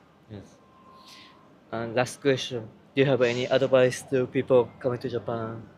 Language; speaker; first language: English; non-native, learner; Japanese